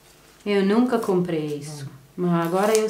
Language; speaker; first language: Portuguese; non-native, learner; Croatian